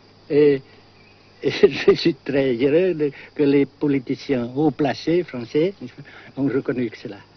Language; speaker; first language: French; non-native, fluent; Vietnamese